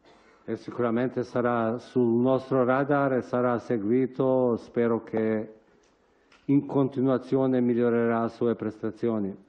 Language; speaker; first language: Italian; non-native, fluent; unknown